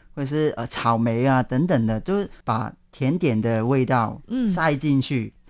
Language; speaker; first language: Chinese; non-native, local second language; Cantonese